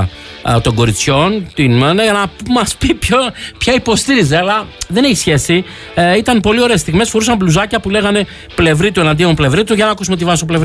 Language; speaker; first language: Greek; native; Greek